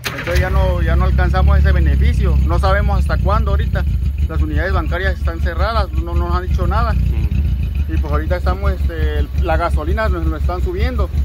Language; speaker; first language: Spanish; native; Spanish